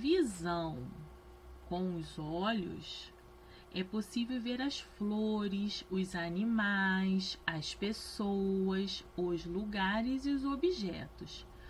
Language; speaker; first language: Portuguese; native; Portuguese